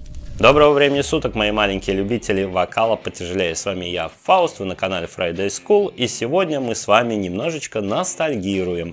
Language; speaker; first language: Russian; native; Russian